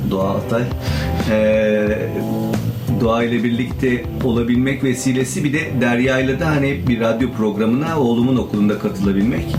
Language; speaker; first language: Turkish; native; Turkish